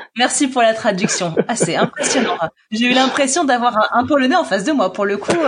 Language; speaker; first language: French; native; French